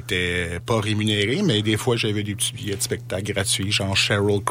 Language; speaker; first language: French; native; French